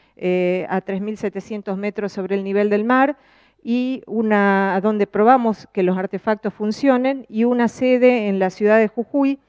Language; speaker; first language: Spanish; native; Spanish